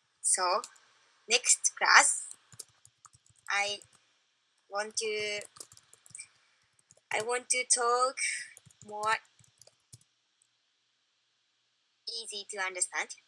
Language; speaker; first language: English; non-native, learner; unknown